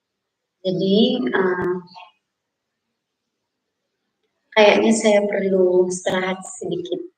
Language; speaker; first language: Indonesian; non-native, fluent; Filipino